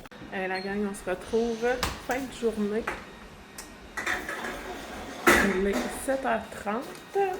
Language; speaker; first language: French; native; French